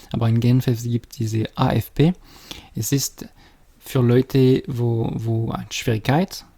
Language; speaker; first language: German; non-native, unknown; French